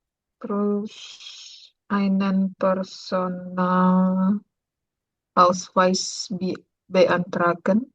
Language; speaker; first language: German; non-native, learner; Indonesian